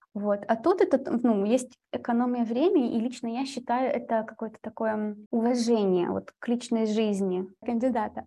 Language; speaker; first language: Russian; early bilingual, heritage; Russian